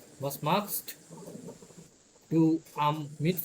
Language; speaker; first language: German; non-native, fluent; Bangla